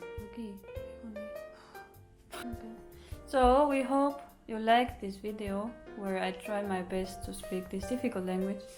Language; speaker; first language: English; non-native, fluent; Spanish